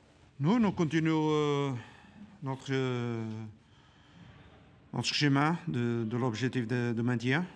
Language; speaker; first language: French; non-native, learner; Portuguese